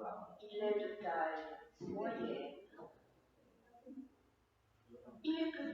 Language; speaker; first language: French; non-native, learner; Indonesian